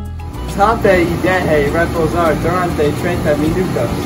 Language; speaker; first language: Spanish; non-native, learner; English